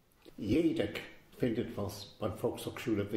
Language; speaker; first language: German; non-native, fluent; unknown